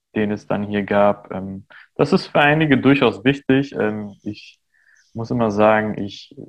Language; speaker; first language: German; early bilingual, other home language; Armenian